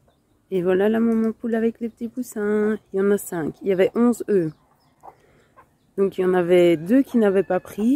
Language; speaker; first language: French; native; French